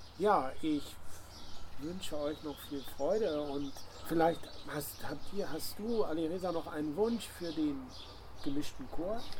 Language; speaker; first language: German; native; German